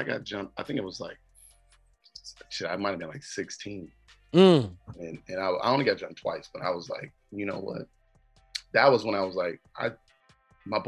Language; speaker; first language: English; native; English